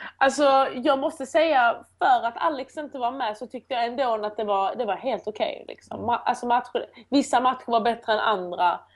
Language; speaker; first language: Swedish; early bilingual, other home language; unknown